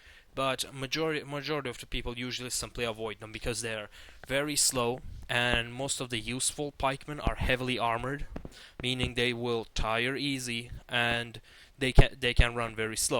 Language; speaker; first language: English; non-native, fluent; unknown